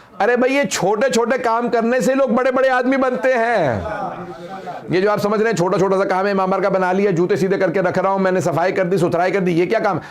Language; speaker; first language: Urdu; native; Urdu